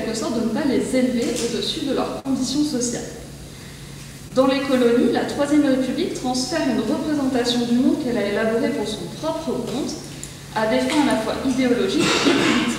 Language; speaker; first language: French; native; French